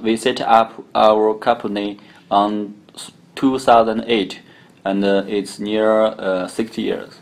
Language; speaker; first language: English; non-native, learner; Chinese